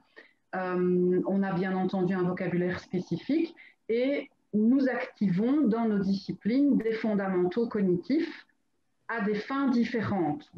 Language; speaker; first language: French; native; French